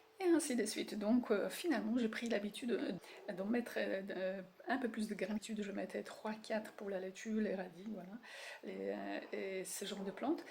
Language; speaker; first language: French; non-native, fluent; Polish